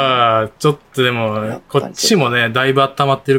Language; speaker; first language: Japanese; native; Japanese